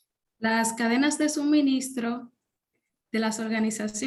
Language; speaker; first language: Spanish; native; Spanish